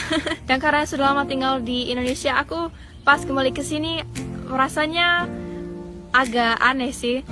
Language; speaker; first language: Indonesian; non-native, fluent; English